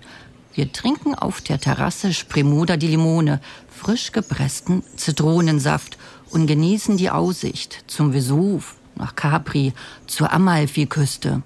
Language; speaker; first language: German; native; German